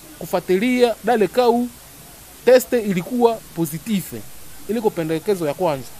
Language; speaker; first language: Swahili; non-native, local second language; Nande